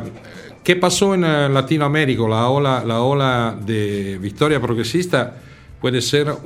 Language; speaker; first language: Spanish; non-native, fluent; Italian